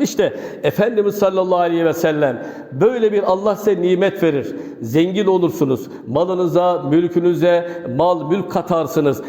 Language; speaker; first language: Turkish; native; Turkish